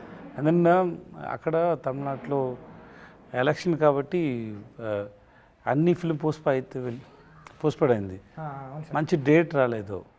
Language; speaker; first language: Telugu; non-native, learner; Tamil